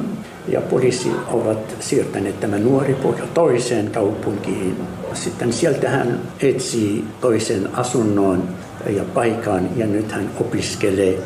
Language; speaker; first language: Finnish; non-native, fluent; Arabic